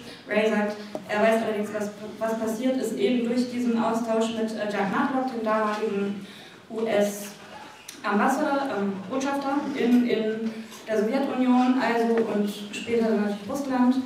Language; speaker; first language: German; native; German